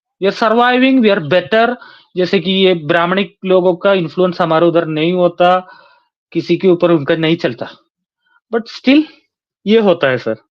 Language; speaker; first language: Hindi; non-native, local second language; Malayalam